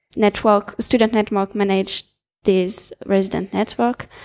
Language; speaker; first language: English; non-native, fluent; French